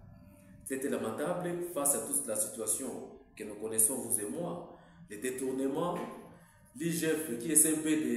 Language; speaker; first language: French; non-native, local second language; Swahili